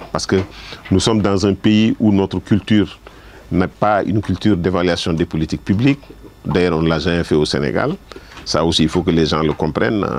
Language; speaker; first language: French; non-native, local second language; Wolof